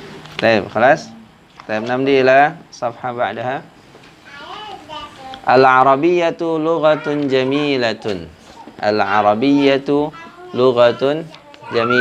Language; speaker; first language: Arabic; non-native, fluent; Indonesian